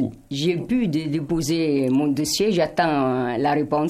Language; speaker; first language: French; non-native, fluent; Arabic